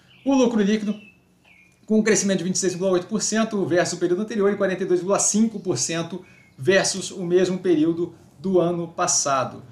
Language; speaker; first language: Portuguese; native; Portuguese